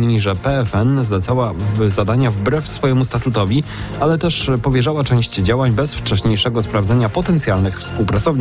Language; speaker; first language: Polish; native; Polish